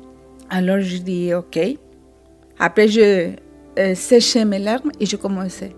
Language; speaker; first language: French; non-native, fluent; Spanish